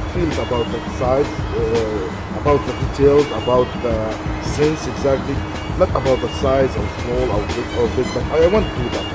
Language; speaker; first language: English; non-native, learner; Arabic